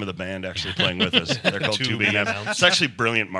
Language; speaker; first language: English; native; English